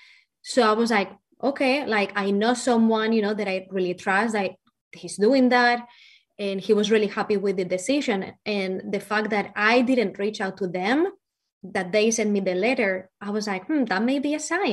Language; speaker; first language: English; non-native, fluent; Spanish